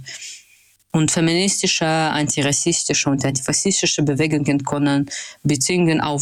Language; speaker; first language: German; non-native, fluent; Russian